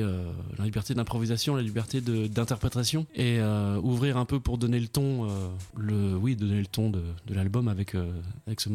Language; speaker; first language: French; native; French